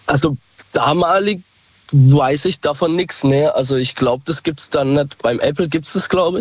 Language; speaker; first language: German; native; German